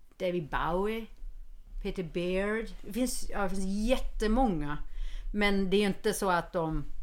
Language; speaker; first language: Swedish; early bilingual, heritage; Swedish